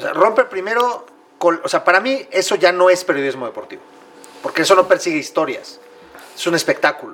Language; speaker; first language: Spanish; native; Spanish